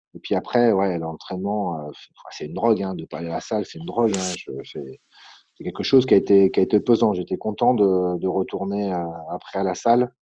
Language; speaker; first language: French; native; French